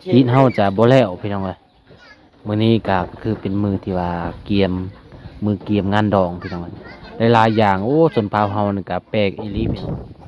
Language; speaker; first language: Lao; non-native, local second language; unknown